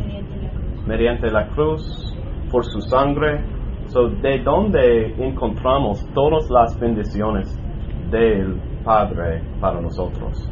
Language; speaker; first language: Spanish; non-native, learner; English